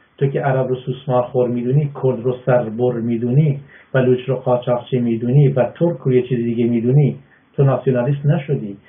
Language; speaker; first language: Persian; non-native, local second language; Baluchi